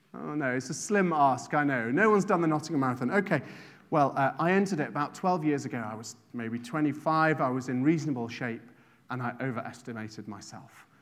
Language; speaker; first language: English; native; English